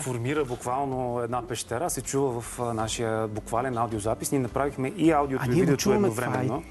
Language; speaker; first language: Bulgarian; native; Bulgarian